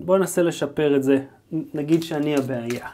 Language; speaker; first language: Hebrew; native; Hebrew